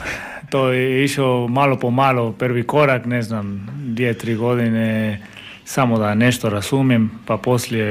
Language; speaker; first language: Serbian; non-native, learner; Spanish